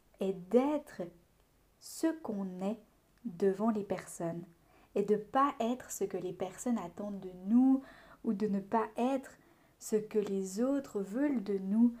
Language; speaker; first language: French; native; French